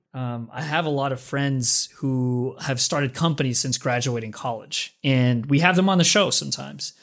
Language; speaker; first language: English; non-native, local second language; Filipino